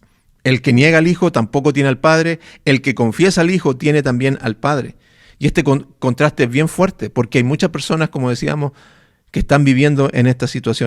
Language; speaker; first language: Spanish; native; Spanish